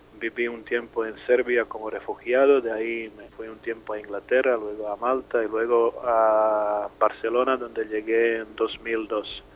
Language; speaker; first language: Spanish; non-native, fluent; Serbian